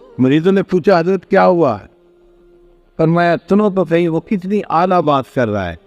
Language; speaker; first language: Urdu; non-native, local second language; Punjabi